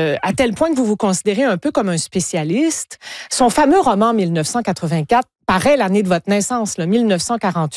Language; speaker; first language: French; native; French